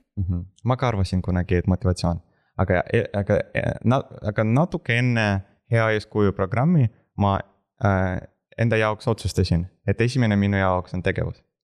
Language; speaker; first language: Estonian; non-native, local second language; Russian